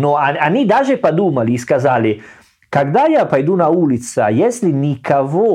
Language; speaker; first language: Russian; non-native, learner; Italian